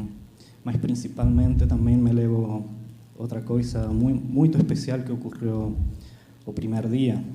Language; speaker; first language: Portuguese; non-native, fluent; Spanish